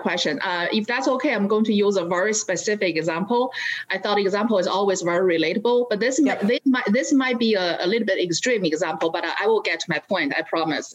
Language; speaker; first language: English; non-native, fluent; Chinese